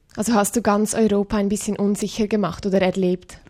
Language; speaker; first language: German; native; German